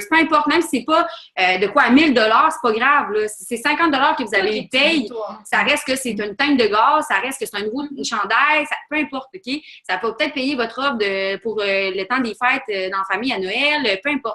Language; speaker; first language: French; native; French